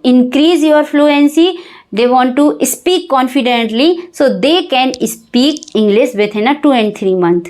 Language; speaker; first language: English; non-native, learner; Hindi